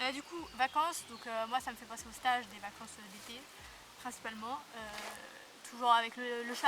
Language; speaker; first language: French; native; French